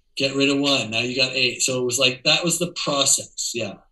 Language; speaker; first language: English; native; English